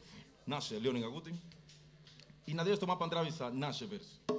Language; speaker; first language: Russian; non-native, learner; Spanish